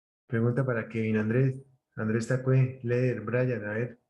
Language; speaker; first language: Spanish; native; Spanish